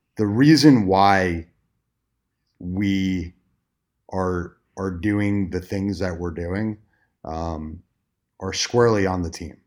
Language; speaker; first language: English; native; English